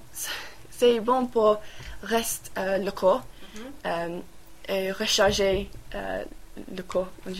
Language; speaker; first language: French; non-native, learner; English